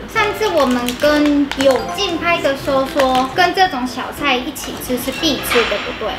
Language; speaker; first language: Chinese; non-native, fluent; Japanese